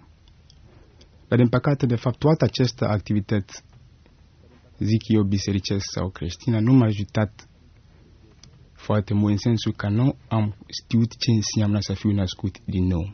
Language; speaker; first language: Romanian; non-native, fluent; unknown